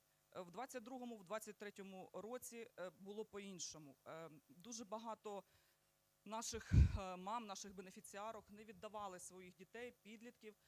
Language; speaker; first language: Ukrainian; native; Ukrainian